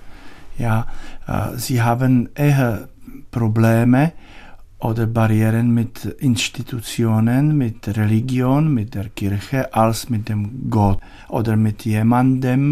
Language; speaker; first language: German; non-native, learner; Czech